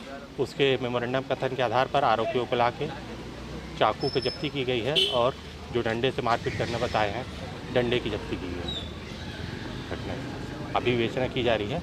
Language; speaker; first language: Hindi; native; Hindi